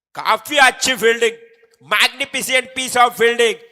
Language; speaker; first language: Hindi; non-native, local second language; Marathi